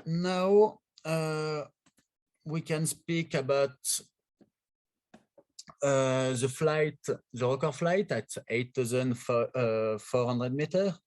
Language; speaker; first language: English; non-native, learner; French